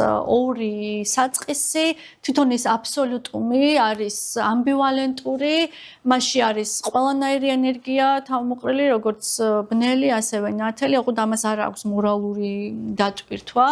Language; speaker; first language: Georgian; native; Georgian